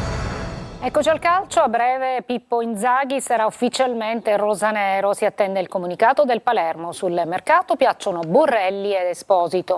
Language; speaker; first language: Italian; native; Italian